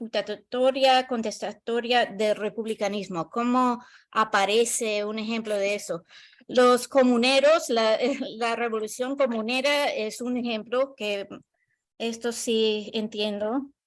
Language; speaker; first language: Spanish; non-native, learner; English